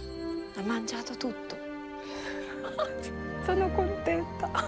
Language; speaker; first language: Italian; non-native, fluent; Japanese